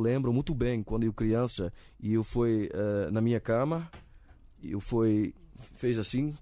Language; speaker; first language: Portuguese; non-native, learner; Dutch